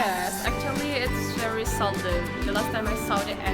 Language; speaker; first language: English; non-native, fluent; Indonesian